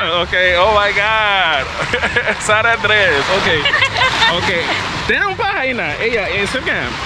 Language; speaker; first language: Spanish; non-native, learner; English